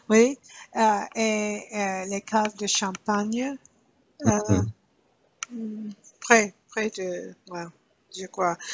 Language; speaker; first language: French; non-native, learner; English